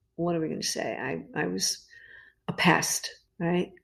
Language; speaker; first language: English; native; English